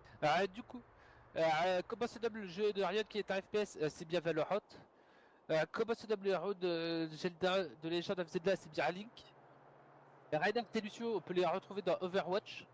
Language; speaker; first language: French; native; French